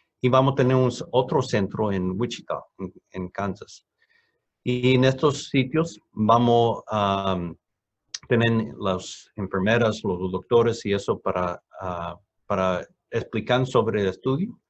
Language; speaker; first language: Spanish; non-native, fluent; English